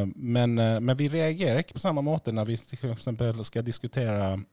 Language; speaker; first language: Norwegian; non-native, fluent; Persian